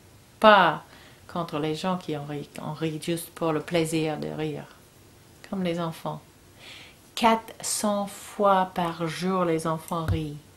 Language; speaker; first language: French; non-native, learner; English